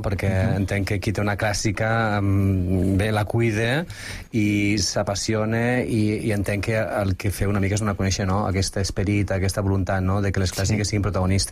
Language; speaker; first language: Catalan; native; Catalan